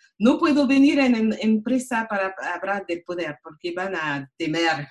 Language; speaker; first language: Spanish; non-native, learner; French